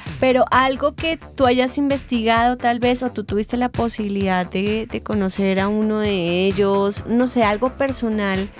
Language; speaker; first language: Spanish; native; Spanish